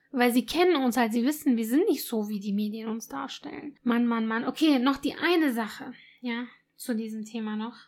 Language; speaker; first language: German; early bilingual, other home language; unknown